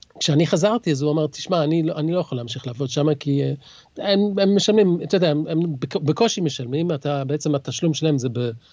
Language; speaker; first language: Hebrew; early bilingual, other home language; English